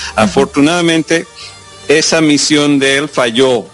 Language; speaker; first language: Spanish; non-native, fluent; English